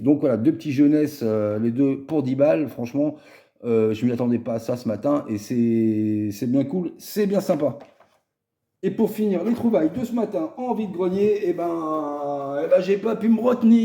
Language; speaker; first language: French; native; French